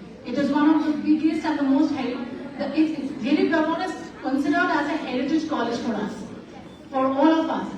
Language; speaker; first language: English; non-native, local second language; Bangla